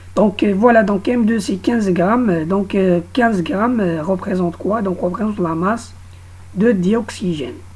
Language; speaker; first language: French; non-native, local second language; Arabic